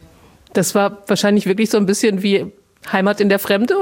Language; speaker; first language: German; native; German